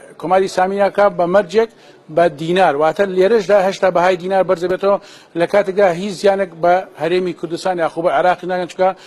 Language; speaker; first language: Central Kurdish; native; Central Kurdish